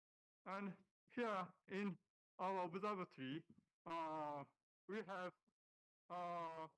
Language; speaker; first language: English; non-native, learner; Japanese